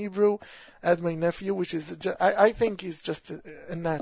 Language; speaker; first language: English; non-native, fluent; Hebrew